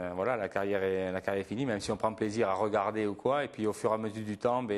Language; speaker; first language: French; native; French